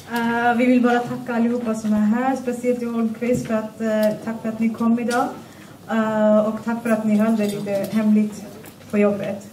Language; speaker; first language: Swedish; early bilingual, other home language; Urdu